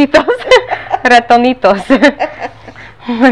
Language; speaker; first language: Spanish; non-native, learner; English